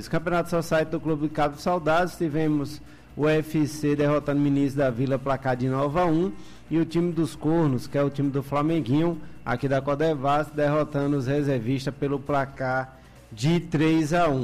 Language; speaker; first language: Portuguese; native; Portuguese